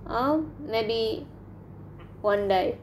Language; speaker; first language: English; non-native, learner; Indonesian